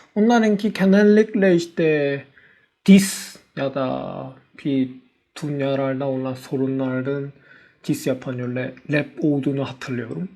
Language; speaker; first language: Turkish; non-native, learner; Korean